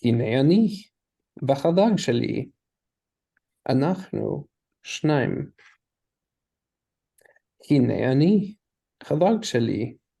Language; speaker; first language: Hebrew; non-native, fluent; English